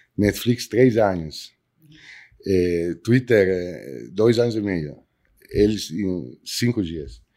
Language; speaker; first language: Portuguese; non-native, fluent; Italian